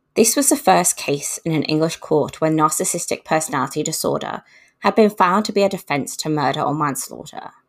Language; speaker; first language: English; native; English